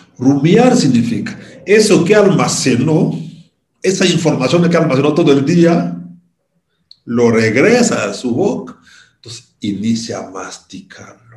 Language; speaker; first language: Spanish; non-native, fluent; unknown